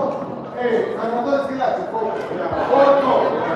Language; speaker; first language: Italian; non-native, learner; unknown